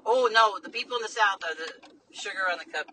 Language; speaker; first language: English; native; English